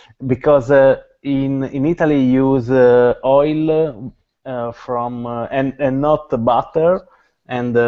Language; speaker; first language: English; non-native, learner; Italian